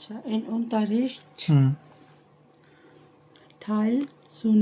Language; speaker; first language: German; non-native, learner; Urdu